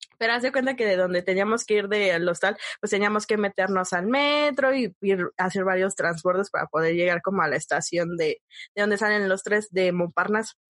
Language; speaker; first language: Spanish; native; Spanish